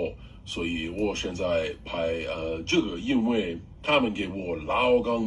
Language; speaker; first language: Chinese; non-native, learner; English